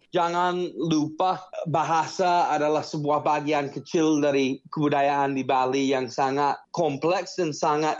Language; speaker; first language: Indonesian; non-native, fluent; English